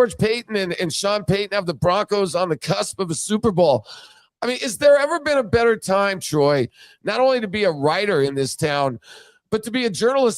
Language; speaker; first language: English; native; English